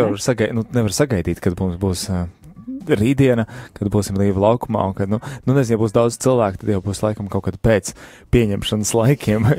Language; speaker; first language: Latvian; native; Latvian